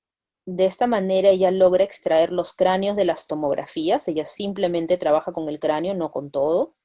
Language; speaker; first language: Spanish; native; Spanish